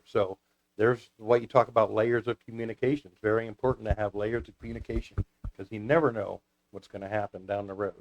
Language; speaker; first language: English; native; English